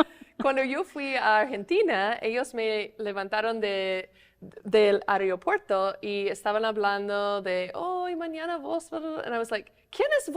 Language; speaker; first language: Spanish; non-native, fluent; English